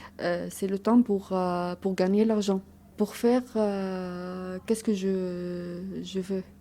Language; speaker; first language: French; non-native, learner; Arabic